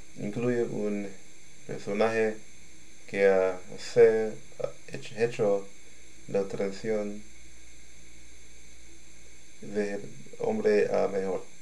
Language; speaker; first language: Spanish; non-native, learner; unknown